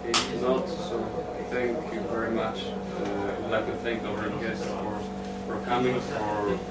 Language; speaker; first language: English; non-native, fluent; Polish